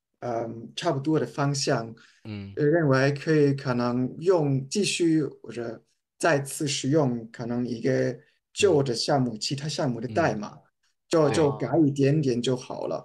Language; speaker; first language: Chinese; non-native, fluent; German